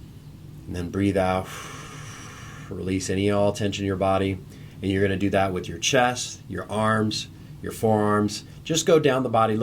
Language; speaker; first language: English; native; English